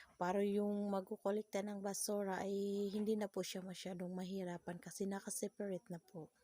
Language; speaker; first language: Filipino; non-native, local second language; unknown